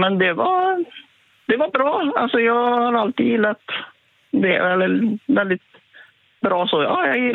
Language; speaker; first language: Swedish; native; Swedish